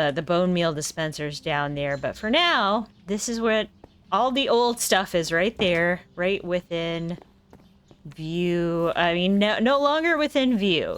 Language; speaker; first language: English; native; English